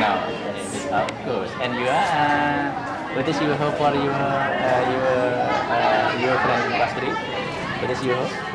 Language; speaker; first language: English; non-native, fluent; Indonesian